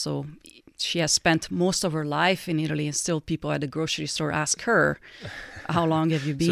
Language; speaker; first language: English; non-native, fluent; Italian